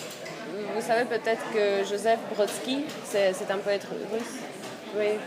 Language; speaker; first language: French; non-native, fluent; Russian